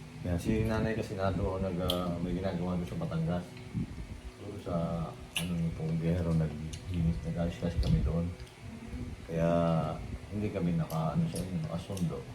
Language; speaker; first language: Filipino; native; Filipino